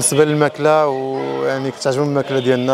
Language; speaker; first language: Arabic; native; Arabic